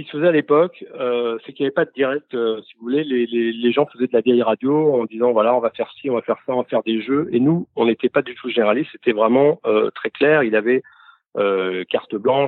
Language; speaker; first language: French; native; French